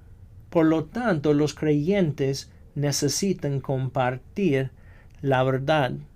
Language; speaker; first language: Spanish; non-native, fluent; English